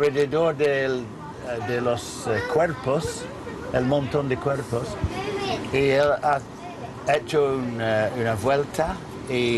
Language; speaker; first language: Spanish; non-native, learner; English